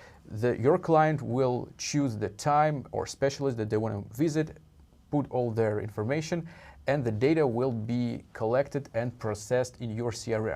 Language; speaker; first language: English; non-native, fluent; Russian